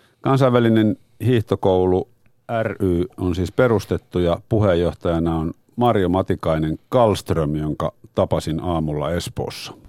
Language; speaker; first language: Finnish; native; Finnish